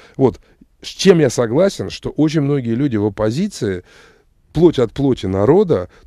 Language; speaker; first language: Russian; native; Russian